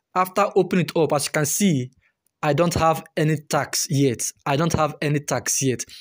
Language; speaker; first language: English; non-native, local second language; Igbo